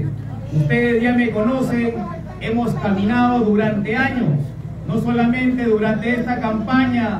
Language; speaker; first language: Spanish; native; Spanish